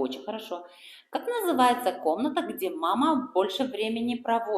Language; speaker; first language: Russian; non-native, local second language; Kara-Kalpak